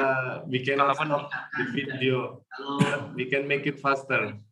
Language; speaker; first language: English; non-native, learner; Indonesian